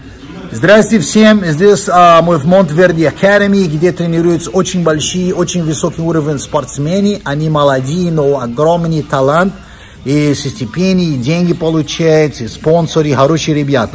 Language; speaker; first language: Russian; non-native, fluent; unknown